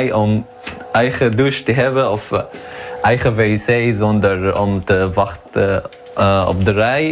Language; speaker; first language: Dutch; non-native, learner; Arabic